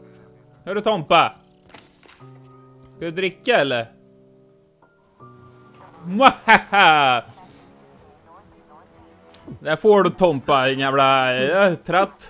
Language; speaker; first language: Swedish; native; Swedish